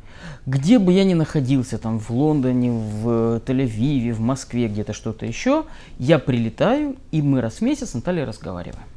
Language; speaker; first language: Russian; native; Russian